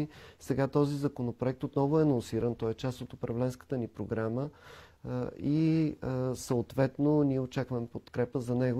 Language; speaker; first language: Bulgarian; native; Bulgarian